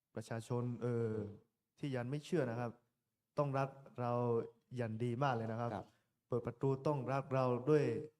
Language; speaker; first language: Thai; non-native, local second language; S'gaw Karen